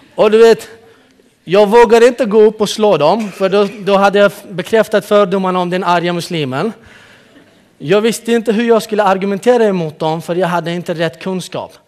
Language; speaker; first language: Swedish; early bilingual, other home language; Central Kurdish